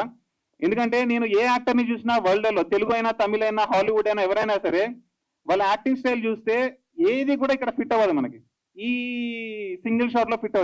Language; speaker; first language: Telugu; native; Telugu